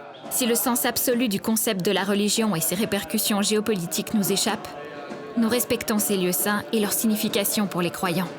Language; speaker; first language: French; native; French